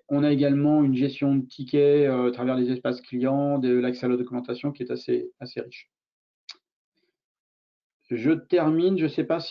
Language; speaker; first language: French; native; French